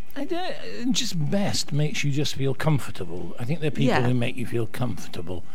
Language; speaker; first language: English; native; English